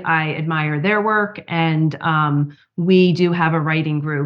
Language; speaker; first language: English; native; English